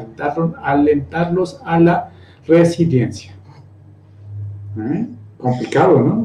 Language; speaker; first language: Spanish; native; Spanish